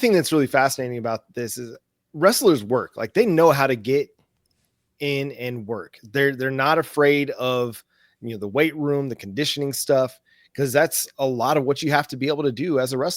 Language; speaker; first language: English; native; English